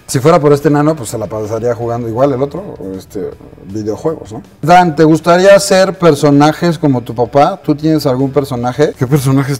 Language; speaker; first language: Spanish; native; Spanish